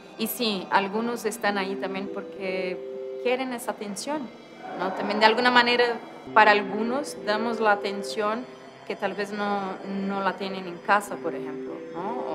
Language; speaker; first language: Spanish; non-native, fluent; Portuguese